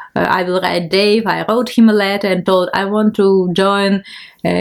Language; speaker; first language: English; non-native, fluent; Ukrainian